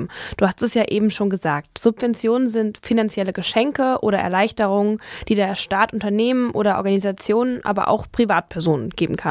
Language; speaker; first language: German; native; German